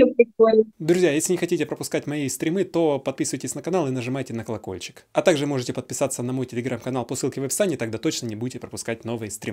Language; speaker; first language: Russian; native; Russian